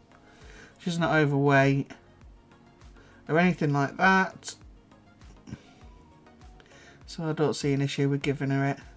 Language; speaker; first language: English; native; English